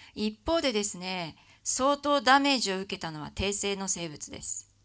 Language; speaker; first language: Japanese; native; Japanese